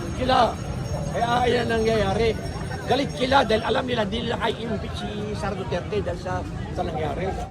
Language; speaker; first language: Filipino; native; Filipino